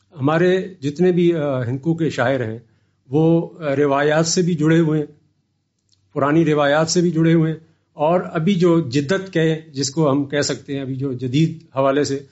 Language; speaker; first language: Urdu; non-native, local second language; Northern Hindko